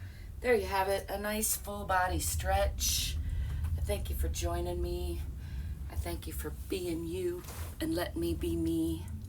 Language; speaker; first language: English; native; English